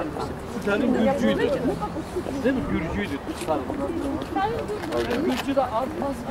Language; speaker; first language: Turkish; native; Turkish